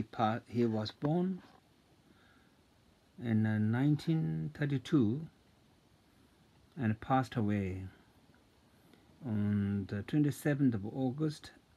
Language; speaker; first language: English; non-native, fluent; Tibetan